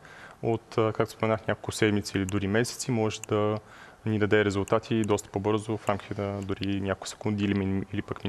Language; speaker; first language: Bulgarian; native; Bulgarian